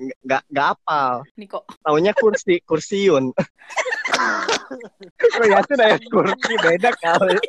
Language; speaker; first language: Indonesian; native; Indonesian